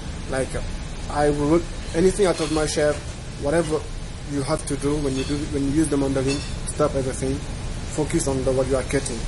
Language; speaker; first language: English; non-native, fluent; French